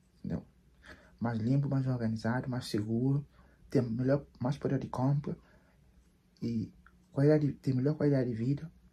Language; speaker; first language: Portuguese; non-native, local second language; Kabuverdianu